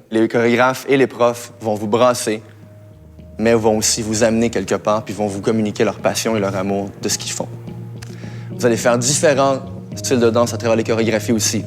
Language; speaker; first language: French; native; French